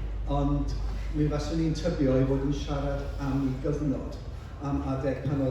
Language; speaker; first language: Welsh; native; Welsh